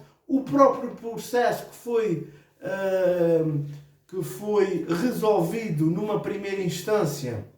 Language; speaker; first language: Portuguese; native; Portuguese